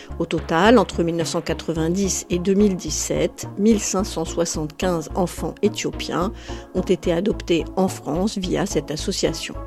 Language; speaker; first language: French; native; French